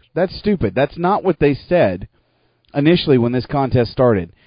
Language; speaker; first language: English; native; English